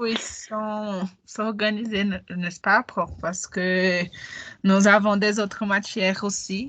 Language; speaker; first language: French; non-native, learner; Portuguese